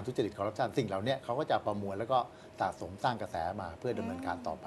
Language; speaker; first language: Thai; native; Thai